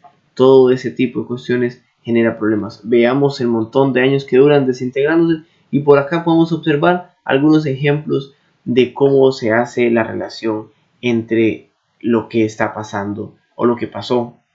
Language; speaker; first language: Spanish; native; Spanish